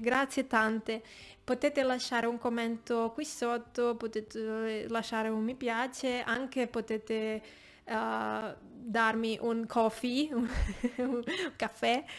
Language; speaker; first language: Italian; non-native, fluent; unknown